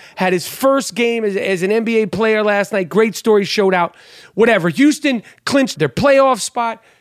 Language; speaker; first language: English; native; English